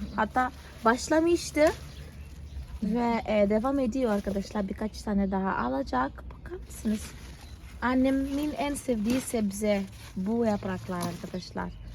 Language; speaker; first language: Turkish; non-native, fluent; Portuguese